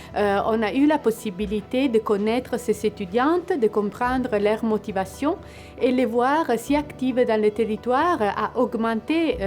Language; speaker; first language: French; non-native, fluent; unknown